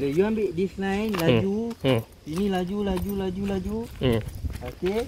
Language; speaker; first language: Malay; native; Malay